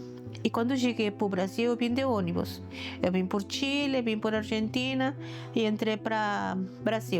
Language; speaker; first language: Portuguese; non-native, fluent; Spanish